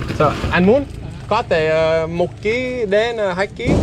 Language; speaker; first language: Vietnamese; non-native, learner; English